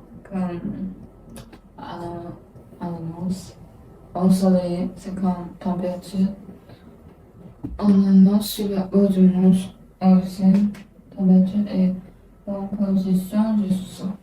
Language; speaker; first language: French; non-native, learner; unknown